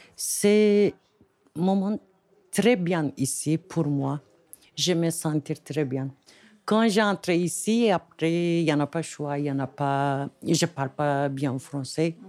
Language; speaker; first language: French; non-native, learner; Turkish